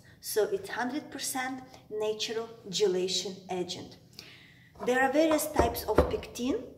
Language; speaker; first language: English; non-native, fluent; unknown